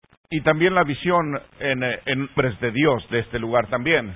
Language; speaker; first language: Spanish; native; Spanish